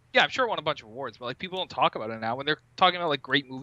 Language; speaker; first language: English; native; English